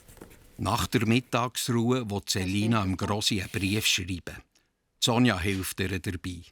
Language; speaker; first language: German; native; German